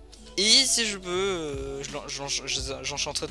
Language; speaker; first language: French; native; French